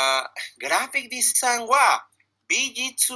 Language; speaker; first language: Japanese; non-native, learner; Spanish